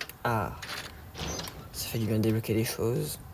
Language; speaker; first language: French; native; French